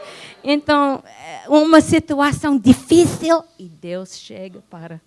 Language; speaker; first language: Portuguese; non-native, fluent; English